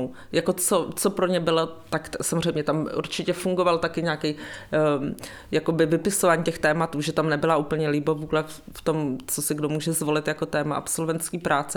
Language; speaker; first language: Czech; native; Czech